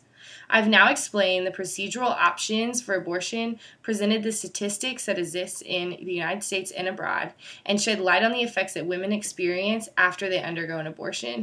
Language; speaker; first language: English; native; English